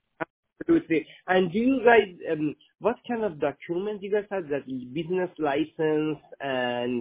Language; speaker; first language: English; non-native, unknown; Persian